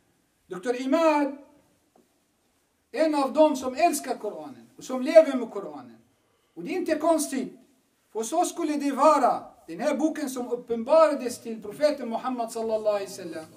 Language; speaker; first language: Swedish; non-native, fluent; Arabic